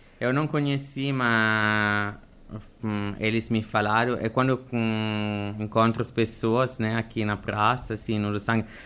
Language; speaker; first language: Portuguese; non-native, fluent; Italian